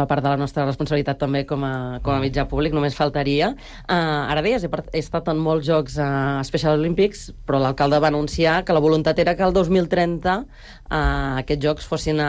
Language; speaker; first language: Catalan; native; Catalan